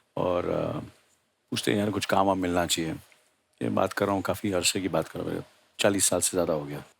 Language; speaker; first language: Hindi; native; Hindi